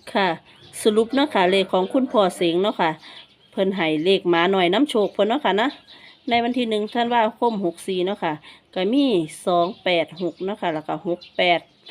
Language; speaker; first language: Thai; native; Thai